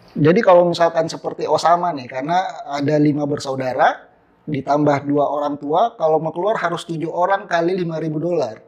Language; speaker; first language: Indonesian; native; Indonesian